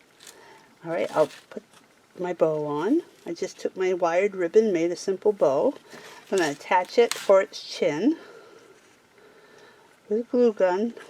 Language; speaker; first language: English; native; English